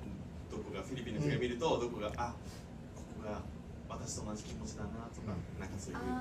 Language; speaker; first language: Japanese; native; Japanese